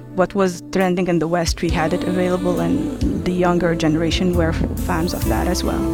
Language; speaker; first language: English; non-native, fluent; Arabic